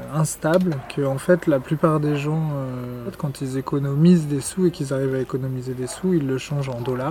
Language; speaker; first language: French; native; French